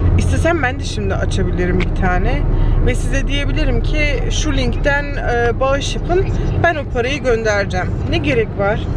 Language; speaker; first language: Turkish; early bilingual, heritage; Turkish